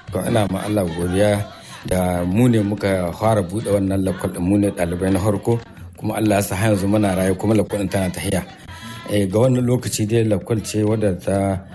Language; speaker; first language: Hausa; native; Hausa